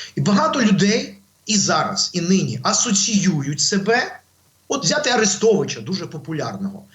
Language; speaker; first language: Ukrainian; non-native, local second language; Russian